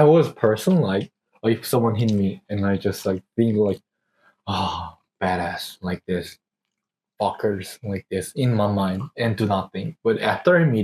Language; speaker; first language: English; non-native, learner; Korean